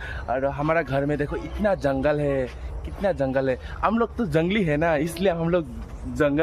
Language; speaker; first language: Hindi; non-native, local second language; Bangla